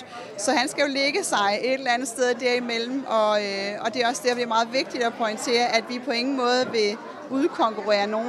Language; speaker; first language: Danish; native; Danish